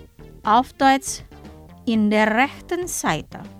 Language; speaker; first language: German; non-native, fluent; Indonesian